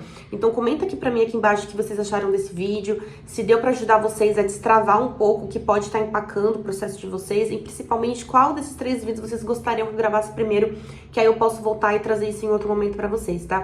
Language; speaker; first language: Portuguese; native; Portuguese